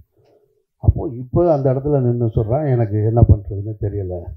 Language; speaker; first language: Tamil; native; Tamil